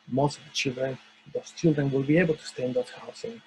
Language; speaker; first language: English; non-native, fluent; Spanish